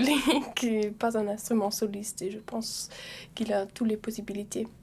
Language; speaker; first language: French; non-native, fluent; German